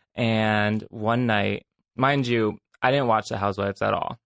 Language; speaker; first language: English; native; English